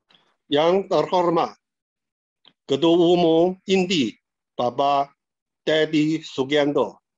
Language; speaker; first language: Indonesian; non-native, fluent; Chinese